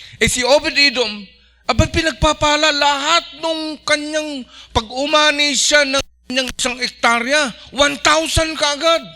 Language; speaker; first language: Filipino; non-native, local second language; Iloko